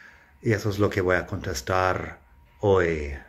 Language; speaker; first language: Spanish; non-native, fluent; English